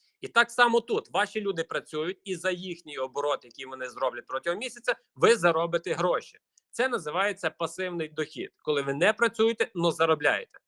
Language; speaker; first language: Ukrainian; native; Ukrainian